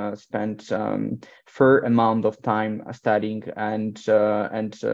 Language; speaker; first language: English; non-native, fluent; Polish